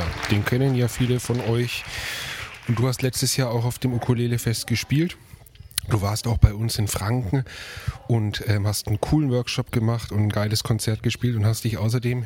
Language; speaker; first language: German; native; German